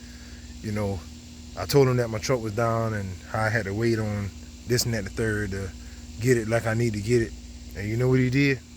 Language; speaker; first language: English; native; English